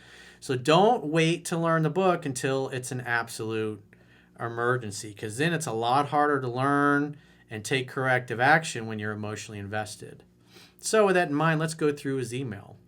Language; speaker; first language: English; native; English